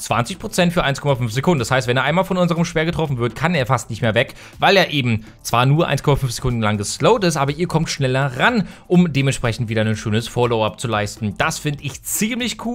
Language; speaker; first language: German; native; German